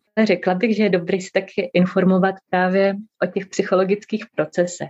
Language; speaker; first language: Czech; native; Czech